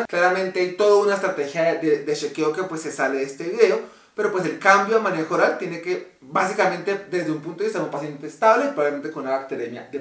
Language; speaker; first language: Spanish; native; Spanish